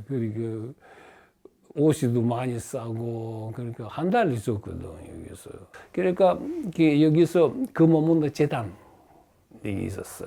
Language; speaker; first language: Korean; early bilingual, heritage; Russian